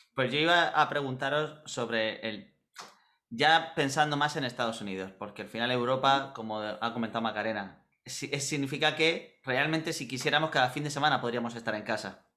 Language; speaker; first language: Spanish; native; Spanish